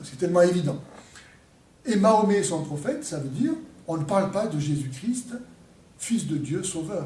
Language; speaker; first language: French; native; French